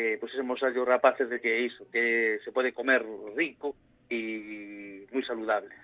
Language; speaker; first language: Galician; native; Galician